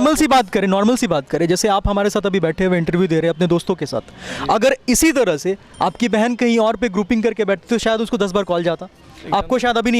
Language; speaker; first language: Hindi; native; Hindi